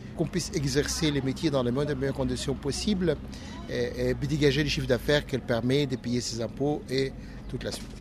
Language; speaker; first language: French; non-native, fluent; Arabic